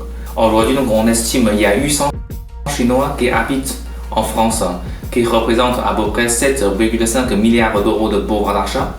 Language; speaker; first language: French; non-native, fluent; Chinese